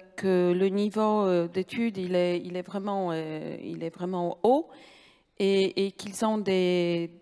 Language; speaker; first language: French; non-native, fluent; Polish